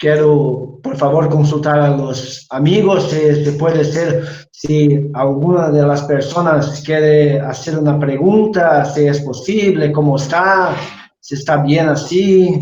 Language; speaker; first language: Spanish; non-native, fluent; Portuguese